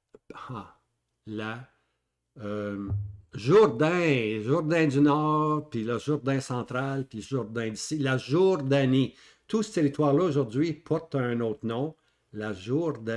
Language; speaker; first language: French; native; French